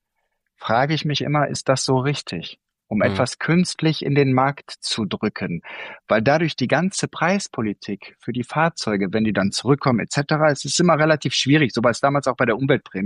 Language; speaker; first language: German; native; German